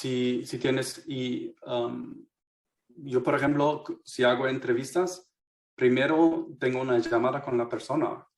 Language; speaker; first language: Spanish; non-native, fluent; German